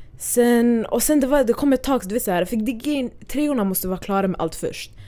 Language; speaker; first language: Swedish; early bilingual, other home language; Somali